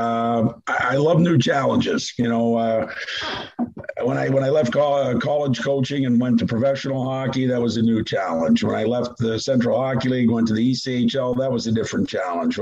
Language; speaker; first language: English; native; English